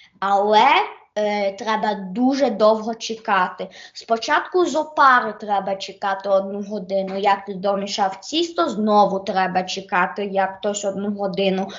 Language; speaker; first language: Ukrainian; early bilingual, heritage; Ukrainian